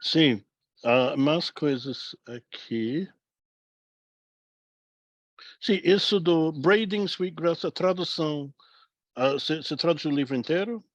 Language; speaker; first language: Portuguese; non-native, fluent; English